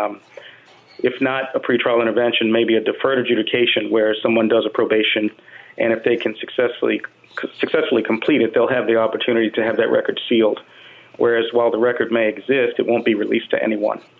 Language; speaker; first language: English; native; English